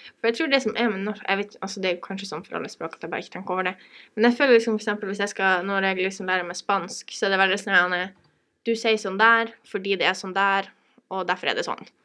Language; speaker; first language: Norwegian; native; Norwegian